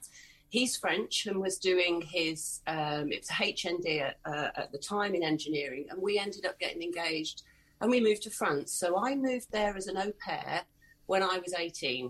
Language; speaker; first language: English; native; English